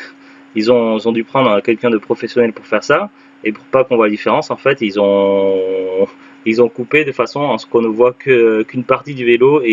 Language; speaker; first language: French; native; French